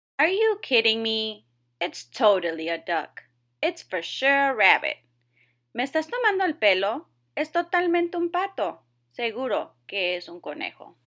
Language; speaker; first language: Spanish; early bilingual, heritage; Spanish